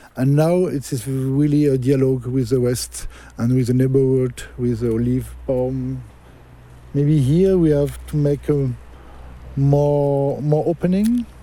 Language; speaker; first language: English; non-native, learner; French